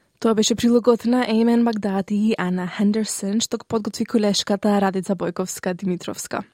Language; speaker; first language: Macedonian; native; Macedonian